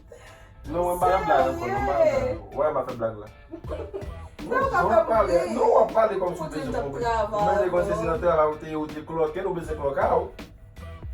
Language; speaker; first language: French; non-native, local second language; Haitian Creole